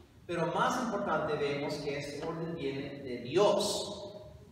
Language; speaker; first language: Spanish; non-native, fluent; English